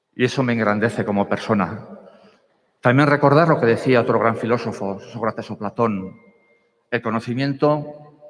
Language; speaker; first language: Spanish; native; Spanish